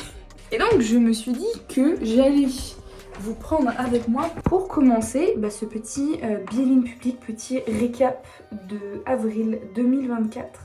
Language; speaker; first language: French; native; French